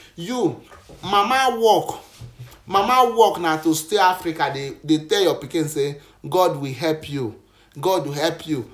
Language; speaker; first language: Nigerian Pidgin; native; Nigerian Pidgin